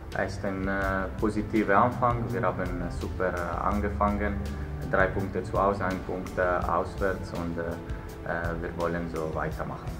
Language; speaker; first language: German; non-native, local second language; Italian